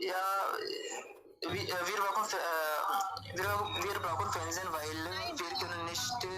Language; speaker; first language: German; non-native, learner; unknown